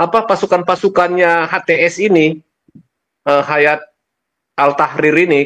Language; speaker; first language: Indonesian; native; Indonesian